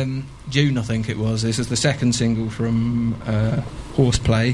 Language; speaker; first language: English; native; English